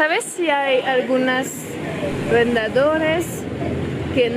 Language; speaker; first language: Spanish; non-native, learner; French